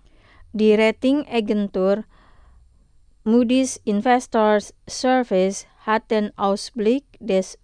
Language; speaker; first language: German; non-native, fluent; Indonesian